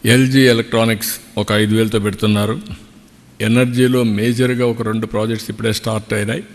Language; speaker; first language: Telugu; native; Telugu